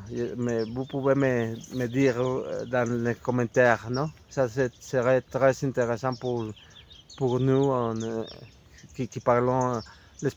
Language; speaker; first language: French; non-native, fluent; Spanish